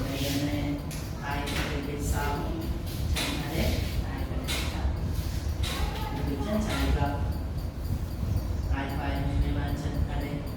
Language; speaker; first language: Vietnamese; non-native, learner; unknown